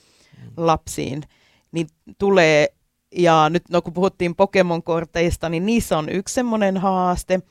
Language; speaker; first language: Finnish; native; Finnish